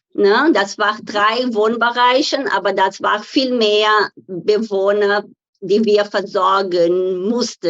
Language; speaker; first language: German; non-native, fluent; Portuguese